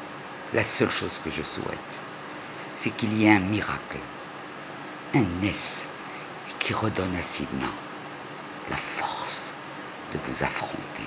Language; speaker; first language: French; non-native, local second language; Arabic